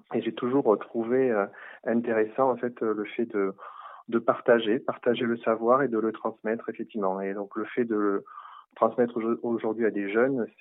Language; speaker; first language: French; native; French